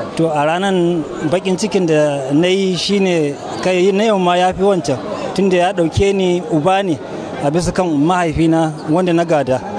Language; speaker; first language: Hausa; non-native, local second language; Fula